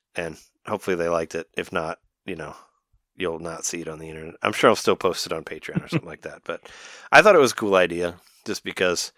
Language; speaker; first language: English; native; English